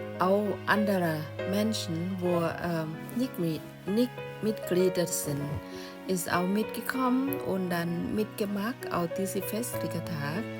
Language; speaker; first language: German; non-native, learner; Thai